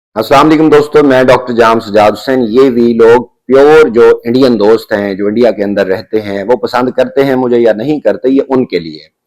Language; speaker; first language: Urdu; non-native, local second language; Punjabi